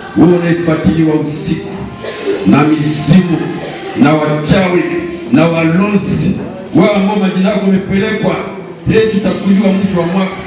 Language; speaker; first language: Swahili; native; Swahili